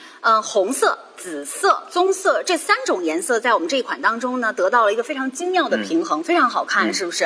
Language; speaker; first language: Chinese; native; Chinese